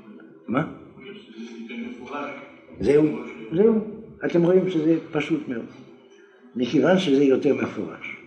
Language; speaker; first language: Hebrew; non-native, fluent; French